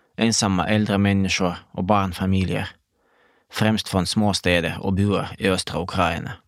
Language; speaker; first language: Swedish; non-native, fluent; Russian